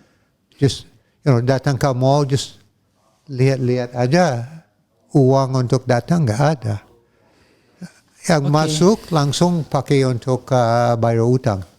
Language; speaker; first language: Indonesian; non-native, fluent; English